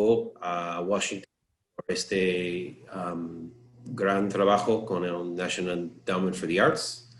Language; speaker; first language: Spanish; non-native, learner; English